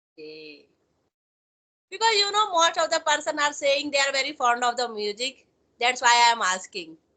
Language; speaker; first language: English; non-native, local second language; Hindi